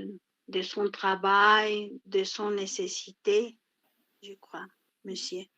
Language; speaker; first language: French; non-native, learner; Spanish